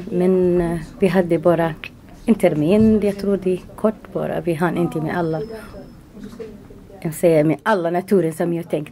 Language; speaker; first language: Swedish; non-native, learner; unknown